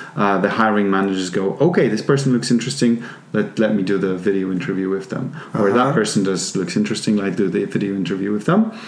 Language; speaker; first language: English; non-native, fluent; Polish